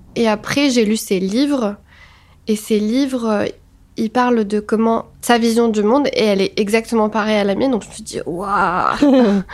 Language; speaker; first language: French; non-native, local second language; Arabic